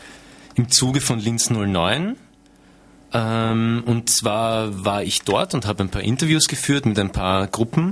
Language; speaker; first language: German; native; German